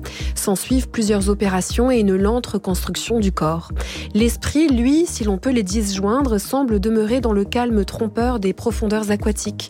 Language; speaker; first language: French; native; French